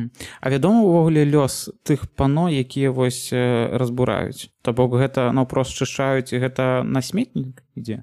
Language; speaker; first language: Belarusian; native; Belarusian